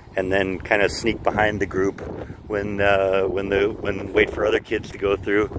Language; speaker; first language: English; native; English